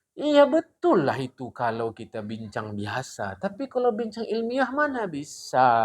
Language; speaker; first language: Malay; non-native, local second language; Indonesian